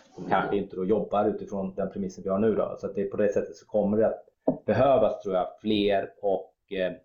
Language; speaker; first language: Swedish; early bilingual, other home language; German